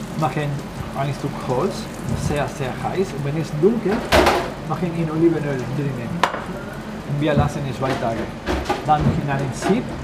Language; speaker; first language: German; non-native, learner; Spanish